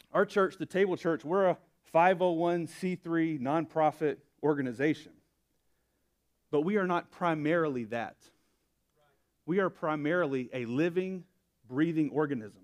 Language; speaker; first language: English; native; English